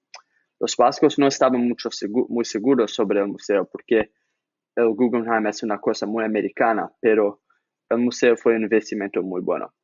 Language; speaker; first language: Spanish; non-native, learner; English